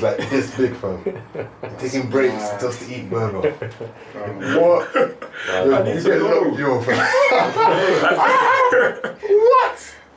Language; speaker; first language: English; native; English